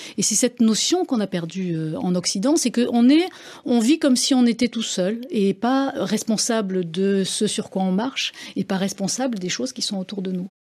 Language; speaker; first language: French; native; French